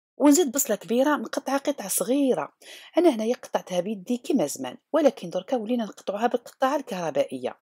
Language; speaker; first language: Arabic; native; Arabic